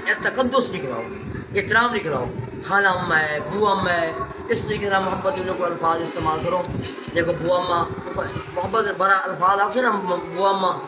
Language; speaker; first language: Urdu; non-native, local second language; Saraiki